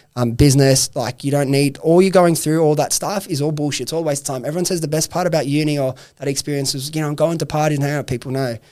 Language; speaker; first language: English; native; English